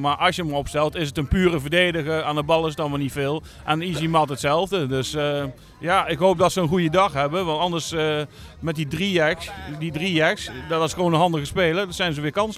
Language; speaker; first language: Dutch; native; Dutch